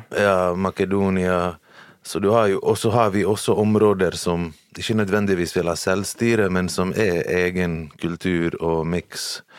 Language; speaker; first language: Norwegian; early bilingual, other home language; Bosnian